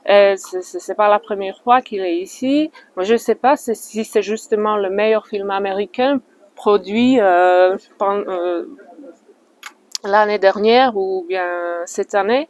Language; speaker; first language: French; non-native, fluent; Slovak